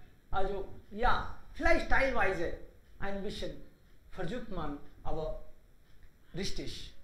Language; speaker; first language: German; non-native, fluent; Hindi